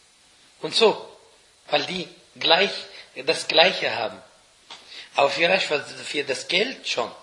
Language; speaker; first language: German; non-native, fluent; Arabic